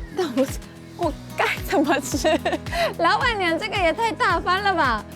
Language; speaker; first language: Chinese; non-native, fluent; Japanese